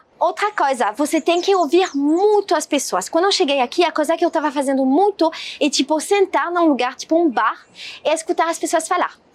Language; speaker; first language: Portuguese; non-native, fluent; French